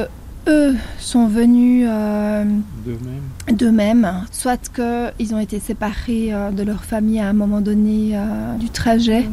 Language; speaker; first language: French; native; French